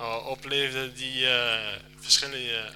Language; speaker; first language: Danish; non-native, learner; Dutch